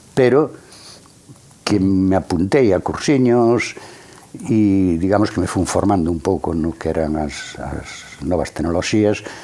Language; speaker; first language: Galician; native; Galician